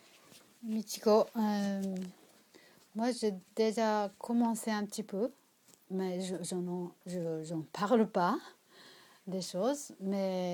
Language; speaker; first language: French; non-native, learner; Japanese